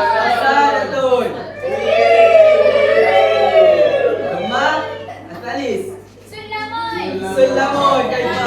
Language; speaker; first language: Arabic; non-native, learner; Malay